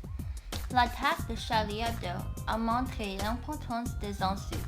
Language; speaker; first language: French; non-native, learner; English